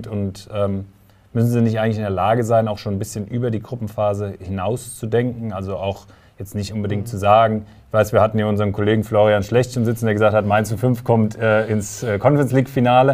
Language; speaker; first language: German; native; German